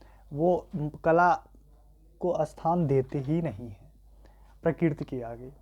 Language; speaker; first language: Hindi; native; Hindi